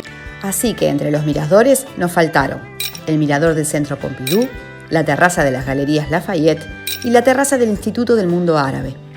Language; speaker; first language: Spanish; native; Spanish